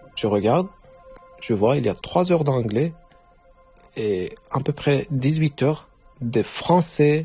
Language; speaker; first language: French; non-native, fluent; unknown